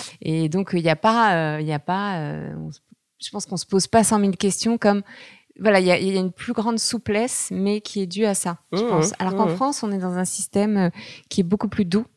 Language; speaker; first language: French; native; French